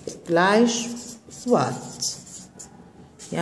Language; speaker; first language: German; non-native, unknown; Arabic